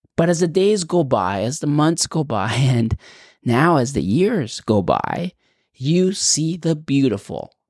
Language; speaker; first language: English; early bilingual, other home language; Spanish